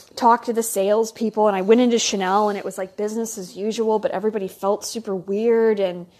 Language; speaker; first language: English; native; English